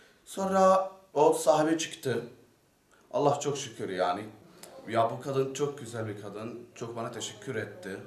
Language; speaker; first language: Turkish; non-native, learner; Arabic